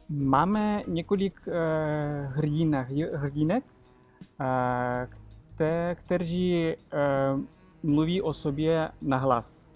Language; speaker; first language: Czech; non-native, fluent; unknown